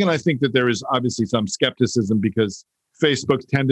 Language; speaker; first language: English; native; English